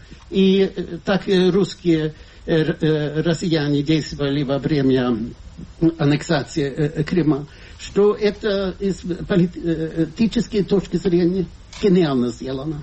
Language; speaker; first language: Russian; non-native, fluent; Swedish